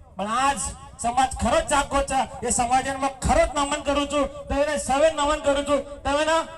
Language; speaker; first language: Marathi; non-native, local second language; Lambadi